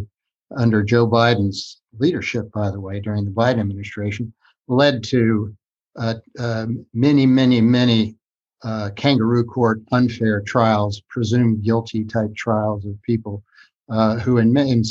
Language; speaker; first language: English; native; English